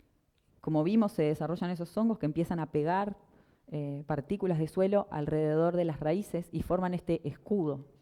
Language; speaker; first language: Spanish; native; Spanish